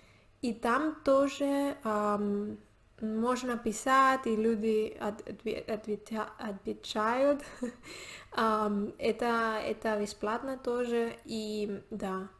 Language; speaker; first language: Russian; non-native, learner; Spanish